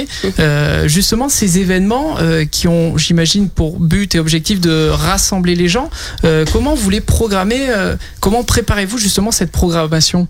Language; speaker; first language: French; native; French